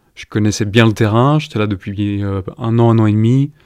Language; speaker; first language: French; native; French